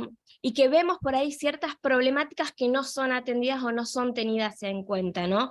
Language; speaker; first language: Spanish; native; Spanish